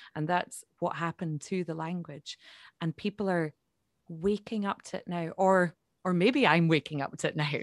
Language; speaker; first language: English; native; English